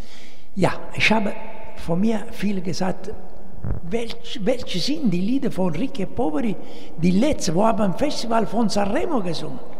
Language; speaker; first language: German; non-native, learner; Italian